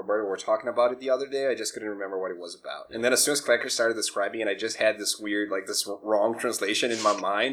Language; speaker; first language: English; non-native, fluent; Portuguese